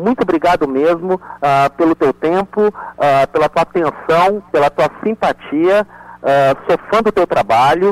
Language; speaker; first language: Portuguese; native; Portuguese